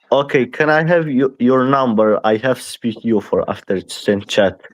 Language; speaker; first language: English; non-native, learner; Persian